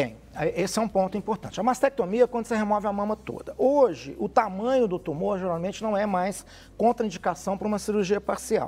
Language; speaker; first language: Portuguese; native; Portuguese